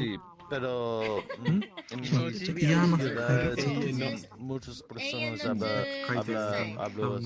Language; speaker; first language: Spanish; early bilingual, heritage; Spanish